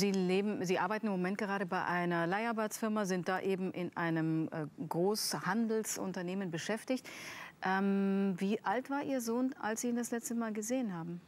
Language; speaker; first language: German; native; German